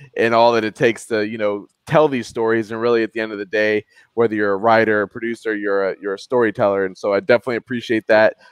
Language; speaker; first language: English; native; English